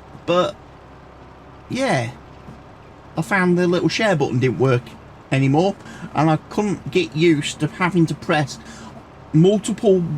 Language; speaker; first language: English; native; English